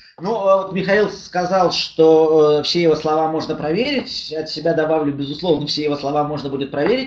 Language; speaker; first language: Russian; native; Russian